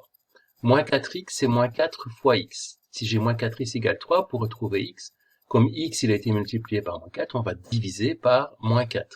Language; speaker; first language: French; native; French